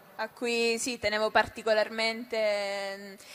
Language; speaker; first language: Italian; native; Italian